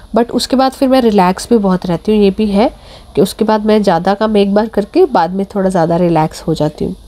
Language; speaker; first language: Hindi; native; Hindi